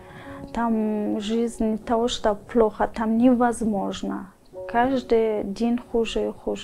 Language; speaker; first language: Russian; non-native, learner; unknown